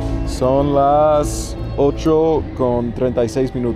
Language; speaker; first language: Spanish; non-native, fluent; English